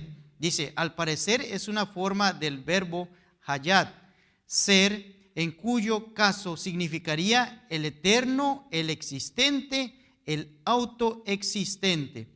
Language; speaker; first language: Spanish; native; Spanish